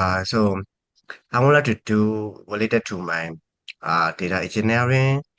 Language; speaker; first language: English; non-native, fluent; Burmese